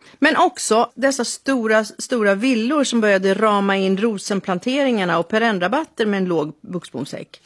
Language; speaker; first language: Swedish; native; Swedish